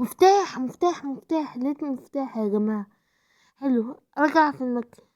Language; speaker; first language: Arabic; native; Arabic